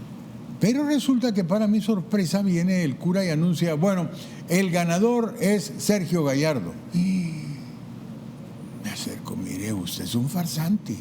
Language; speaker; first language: Spanish; native; Spanish